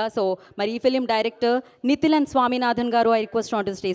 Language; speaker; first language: Telugu; native; Telugu